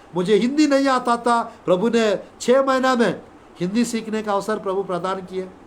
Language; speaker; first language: Hindi; non-native, local second language; Telugu